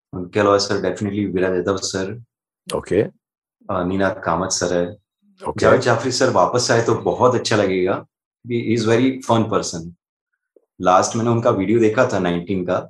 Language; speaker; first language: Hindi; non-native, local second language; Gujarati